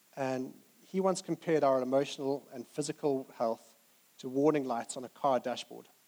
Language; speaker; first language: English; native; English